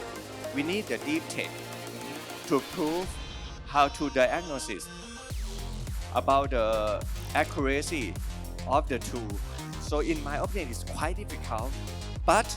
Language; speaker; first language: English; non-native, learner; Thai